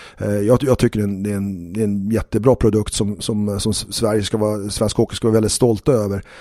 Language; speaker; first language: Swedish; native; Swedish